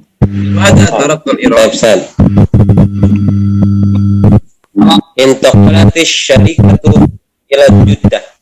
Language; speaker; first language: Arabic; non-native, learner; Indonesian